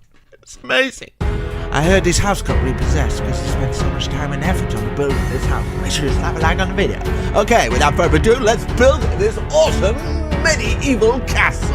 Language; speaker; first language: English; native; English